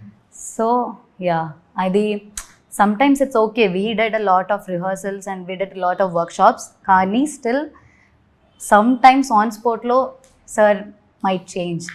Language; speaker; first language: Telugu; non-native, learner; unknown